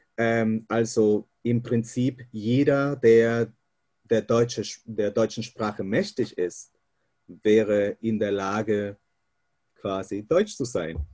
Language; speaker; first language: German; non-native, fluent; Spanish